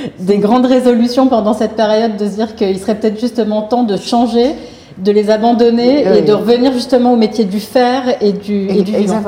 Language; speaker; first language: French; native; French